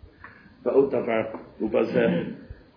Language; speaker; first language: Hebrew; non-native, fluent; English